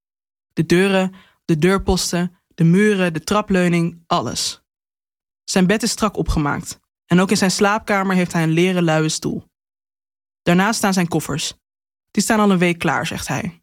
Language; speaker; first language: Dutch; native; Dutch